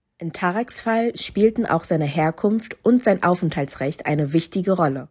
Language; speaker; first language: German; native; German